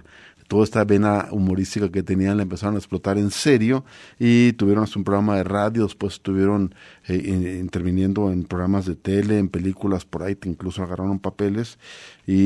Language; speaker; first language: Spanish; native; Spanish